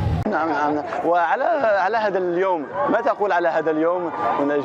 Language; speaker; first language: Arabic; early bilingual, heritage; Arabic